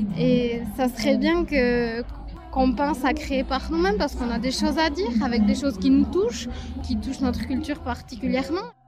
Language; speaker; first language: French; native; French